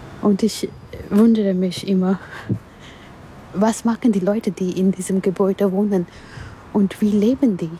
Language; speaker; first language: German; non-native, learner; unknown